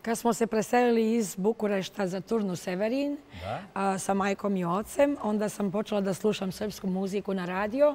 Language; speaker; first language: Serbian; non-native, fluent; Romanian